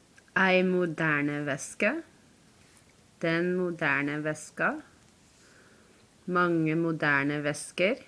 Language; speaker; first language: Norwegian; non-native, learner; English